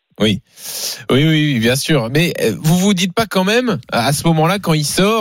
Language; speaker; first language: French; native; French